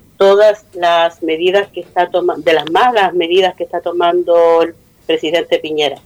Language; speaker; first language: Spanish; non-native, local second language; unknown